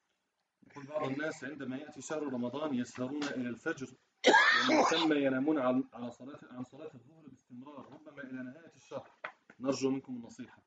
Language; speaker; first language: Arabic; native; Arabic